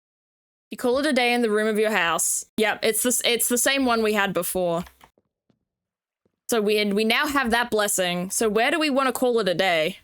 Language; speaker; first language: English; native; English